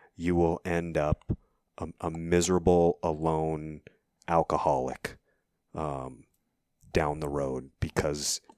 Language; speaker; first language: English; native; English